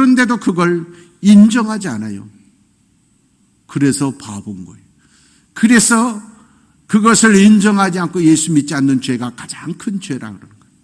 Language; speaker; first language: Korean; native; Korean